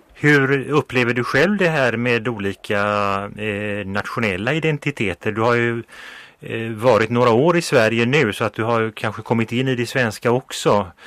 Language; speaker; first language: Swedish; native; Swedish